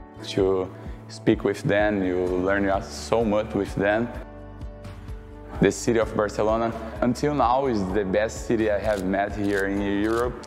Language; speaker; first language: English; non-native, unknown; Portuguese